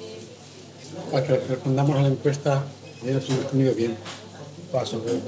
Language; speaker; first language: Spanish; native; Spanish